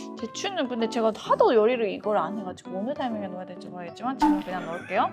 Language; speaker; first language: Korean; non-native, fluent; Japanese